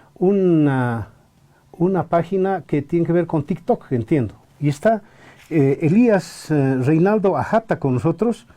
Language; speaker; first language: Spanish; native; Spanish